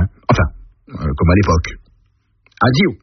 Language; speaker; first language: French; native; French